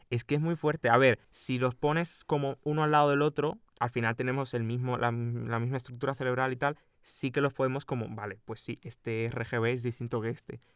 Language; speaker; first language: Spanish; native; Spanish